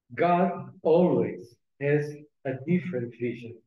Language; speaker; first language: English; non-native, fluent; Portuguese